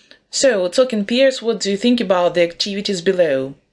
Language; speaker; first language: English; non-native, fluent; Ukrainian